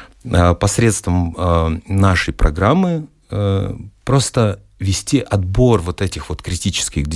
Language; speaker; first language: Russian; native; Russian